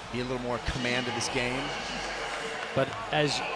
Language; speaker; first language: English; native; English